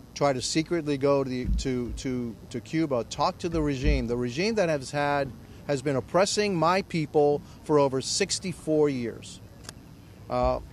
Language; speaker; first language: English; early bilingual, other home language; Spanish